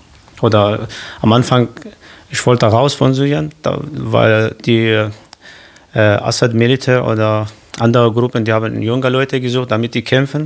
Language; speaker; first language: German; non-native, learner; Kurdish